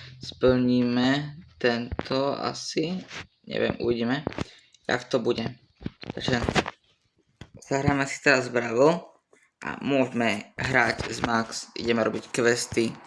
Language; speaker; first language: Slovak; native; Slovak